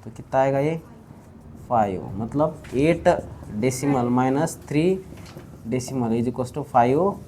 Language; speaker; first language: Hindi; non-native, local second language; Marathi